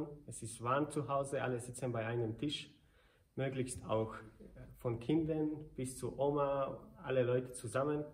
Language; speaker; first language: German; non-native, fluent; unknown